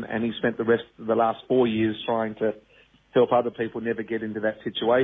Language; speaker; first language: English; native; English